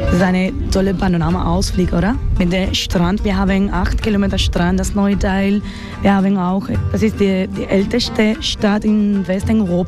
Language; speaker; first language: German; non-native, learner; Spanish